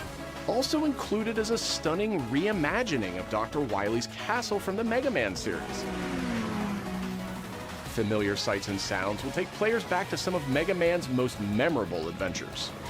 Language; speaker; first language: English; native; English